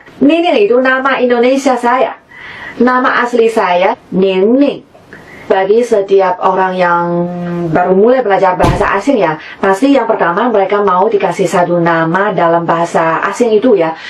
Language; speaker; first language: Indonesian; non-native, fluent; Chinese